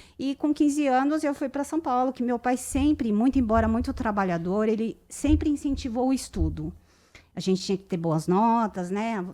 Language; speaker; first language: Portuguese; early bilingual, other home language; Japanese